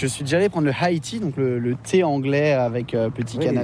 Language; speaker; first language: French; native; French